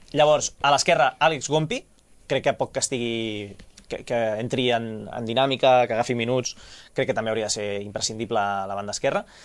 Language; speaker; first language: Catalan; native; Catalan